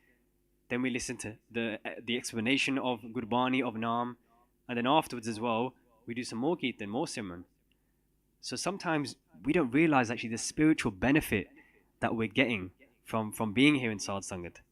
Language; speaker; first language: English; non-native, local second language; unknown